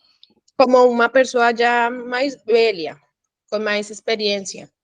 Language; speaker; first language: Portuguese; non-native, learner; Spanish